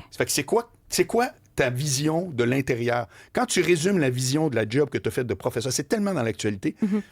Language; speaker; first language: French; native; French